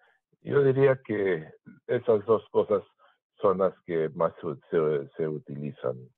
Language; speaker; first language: Spanish; early bilingual, heritage; Spanish